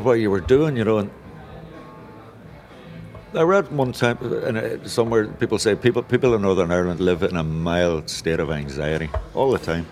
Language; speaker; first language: English; native; English